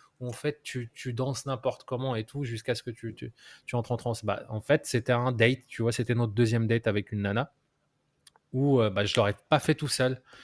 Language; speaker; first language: French; non-native, local second language; Arabic